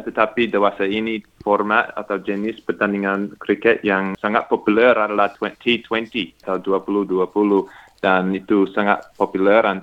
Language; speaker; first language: Indonesian; non-native, fluent; English